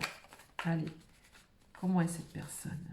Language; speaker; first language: French; native; French